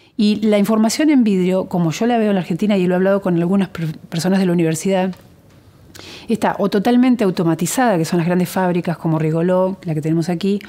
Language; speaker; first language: Spanish; native; Spanish